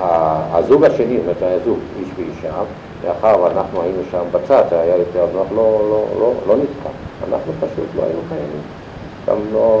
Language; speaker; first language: Hebrew; non-native, fluent; German